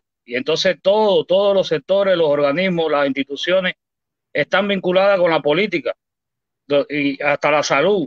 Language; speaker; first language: Spanish; native; Spanish